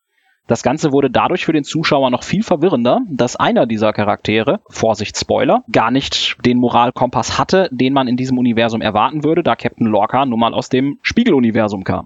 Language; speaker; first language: German; native; German